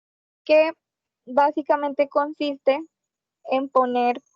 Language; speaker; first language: Spanish; native; Spanish